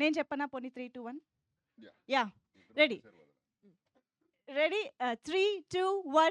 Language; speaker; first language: Telugu; native; Telugu